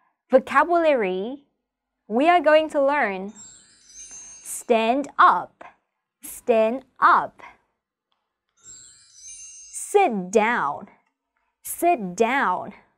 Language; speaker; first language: English; non-native, fluent; Vietnamese